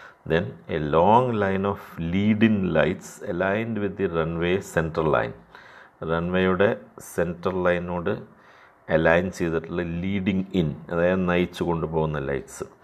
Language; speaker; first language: English; non-native, local second language; Malayalam